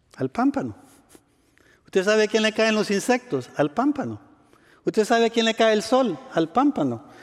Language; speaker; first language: Spanish; native; Spanish